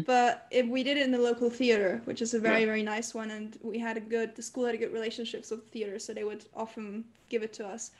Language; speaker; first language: English; early bilingual, other home language; German